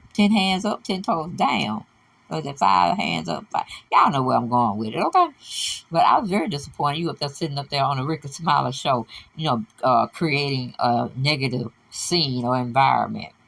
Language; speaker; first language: English; native; English